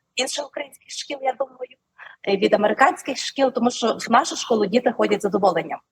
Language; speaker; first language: Ukrainian; native; Ukrainian